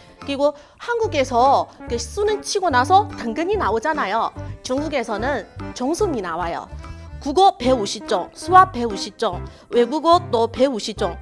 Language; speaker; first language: Korean; non-native, learner; Chinese